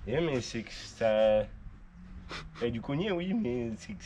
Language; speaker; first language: French; native; French